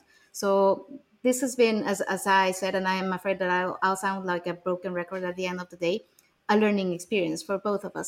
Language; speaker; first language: English; non-native, fluent; Spanish